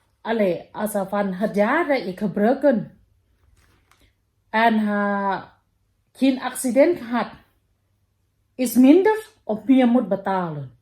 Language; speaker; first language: Dutch; non-native, learner; Thai